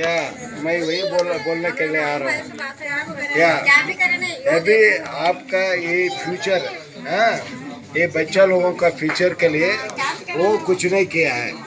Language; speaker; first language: Hindi; non-native, local second language; Kannada